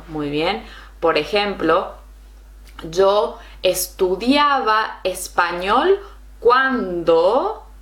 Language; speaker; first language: Spanish; native; Spanish